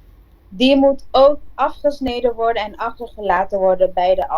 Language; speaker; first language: Dutch; non-native, local second language; Papiamento